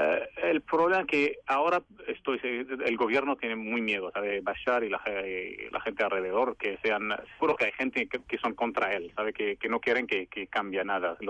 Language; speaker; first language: Spanish; non-native, fluent; Arabic